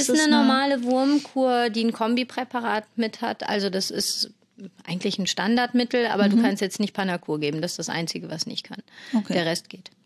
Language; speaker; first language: German; native; German